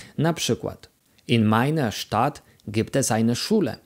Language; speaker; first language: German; non-native, fluent; Polish